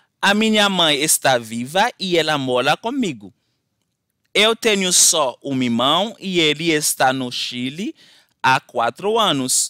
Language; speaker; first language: Portuguese; non-native, fluent; Haitian Creole